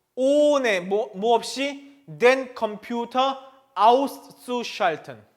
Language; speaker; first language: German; non-native, fluent; Korean